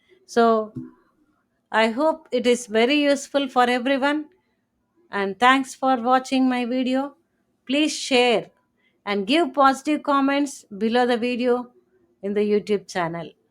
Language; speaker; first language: English; non-native, local second language; Telugu